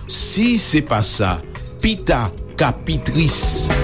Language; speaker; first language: French; non-native, local second language; Haitian Creole